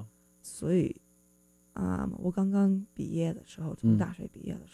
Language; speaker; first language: Chinese; non-native, fluent; English